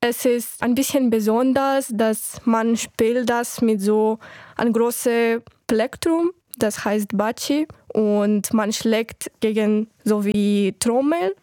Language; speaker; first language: German; non-native, fluent; Ukrainian